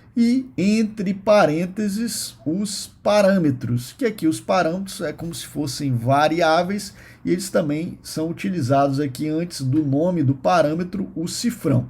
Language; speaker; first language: Portuguese; native; Portuguese